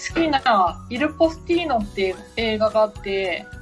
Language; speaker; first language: Japanese; native; Japanese